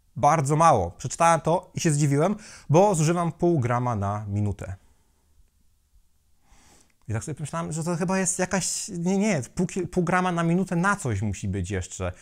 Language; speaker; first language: Polish; native; Polish